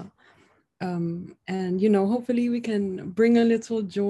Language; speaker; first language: English; non-native, local second language; Hiligaynon